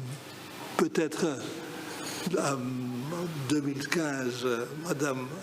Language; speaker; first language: French; non-native, fluent; Greek